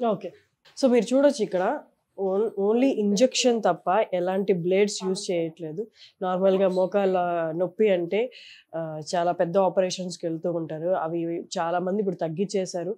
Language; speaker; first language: Telugu; native; Telugu